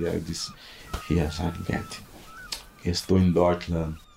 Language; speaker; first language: German; non-native, learner; Portuguese